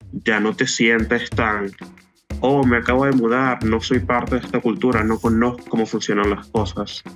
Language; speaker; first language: Spanish; native; Spanish